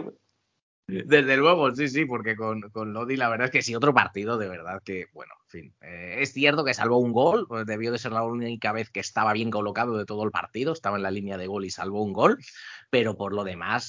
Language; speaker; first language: Spanish; native; Spanish